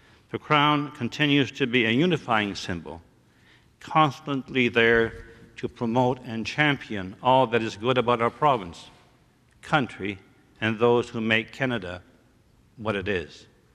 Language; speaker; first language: English; early bilingual, other home language; French